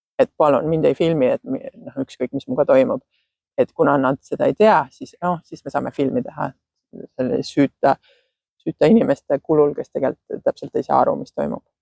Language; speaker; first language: Estonian; native; Estonian